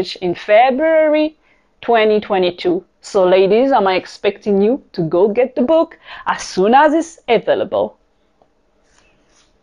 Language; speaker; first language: English; non-native, fluent; French